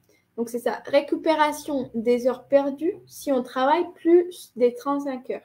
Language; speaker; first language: French; non-native, fluent; Spanish